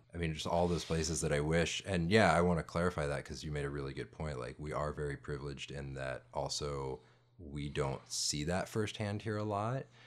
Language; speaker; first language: English; native; English